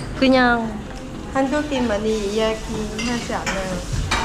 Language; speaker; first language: Korean; non-native, learner; Vietnamese